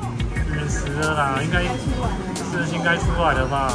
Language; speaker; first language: Chinese; native; Chinese